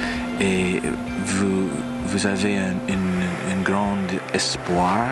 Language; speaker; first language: French; non-native, learner; English